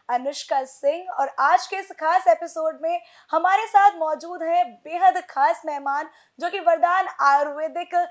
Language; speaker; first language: Hindi; native; Hindi